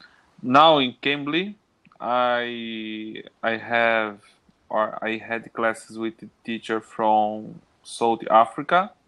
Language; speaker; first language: English; non-native, learner; Portuguese